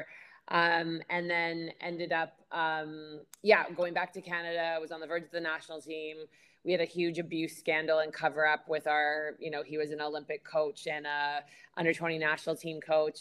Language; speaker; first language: English; native; English